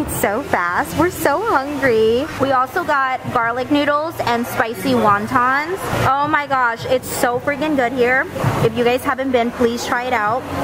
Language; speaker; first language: English; early bilingual, other home language; Vietnamese